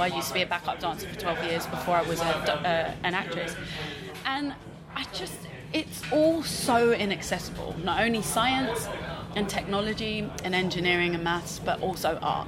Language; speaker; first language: English; native; English